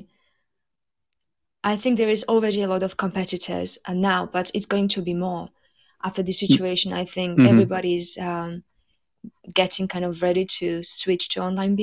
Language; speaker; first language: English; non-native, fluent; Slovak